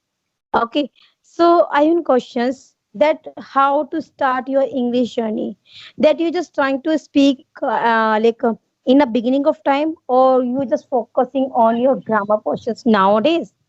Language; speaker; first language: English; non-native, learner; Hindi